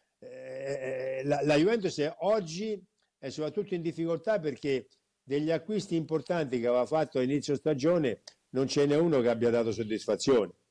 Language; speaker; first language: Italian; native; Italian